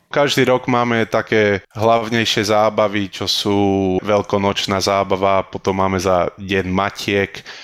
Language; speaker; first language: Slovak; early bilingual, heritage; Slovak